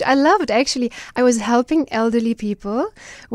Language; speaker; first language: English; non-native, fluent; German